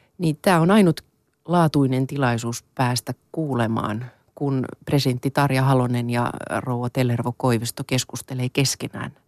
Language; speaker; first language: Finnish; non-native, local second language; Swedish